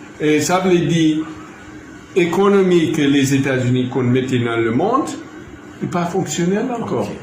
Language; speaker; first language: Haitian Creole; non-native, fluent; English